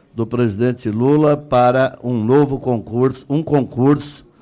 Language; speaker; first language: Portuguese; native; Portuguese